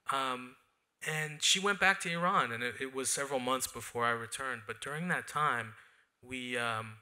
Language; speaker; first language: English; native; English